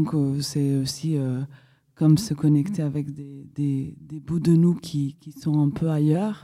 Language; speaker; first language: French; non-native, fluent; Portuguese